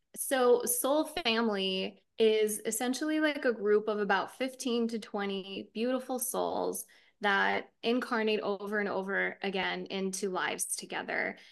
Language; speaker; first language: English; native; English